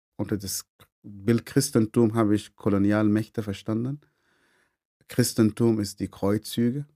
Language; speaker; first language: German; non-native, fluent; Arabic